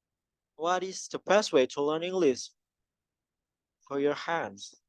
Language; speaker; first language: English; non-native, fluent; Indonesian